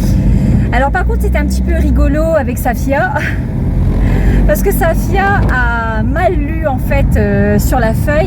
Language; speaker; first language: French; native; French